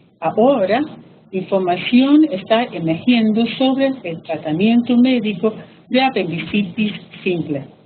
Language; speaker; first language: Spanish; early bilingual, heritage; Spanish